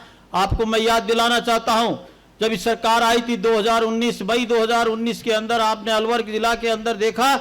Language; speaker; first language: Hindi; native; Hindi